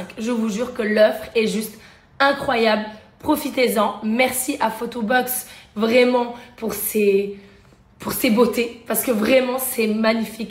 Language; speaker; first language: French; native; French